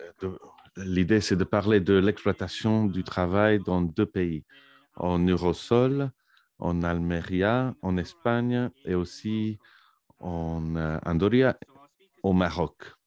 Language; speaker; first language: French; non-native, fluent; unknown